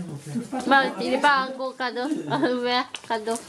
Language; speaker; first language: French; non-native, learner; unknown